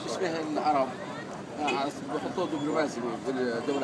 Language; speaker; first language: Arabic; native; Arabic